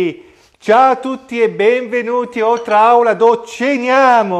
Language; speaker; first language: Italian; non-native, learner; Portuguese